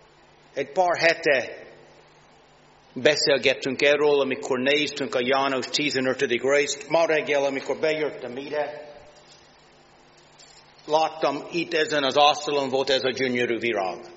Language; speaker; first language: Hungarian; non-native, learner; English